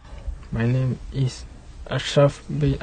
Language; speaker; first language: English; non-native, learner; Malay